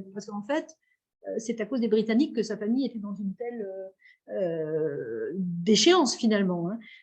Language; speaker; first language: French; native; French